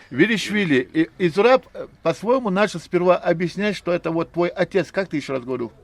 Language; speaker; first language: Russian; non-native, local second language; Ingush